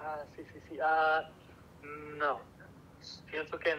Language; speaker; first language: Spanish; non-native, learner; English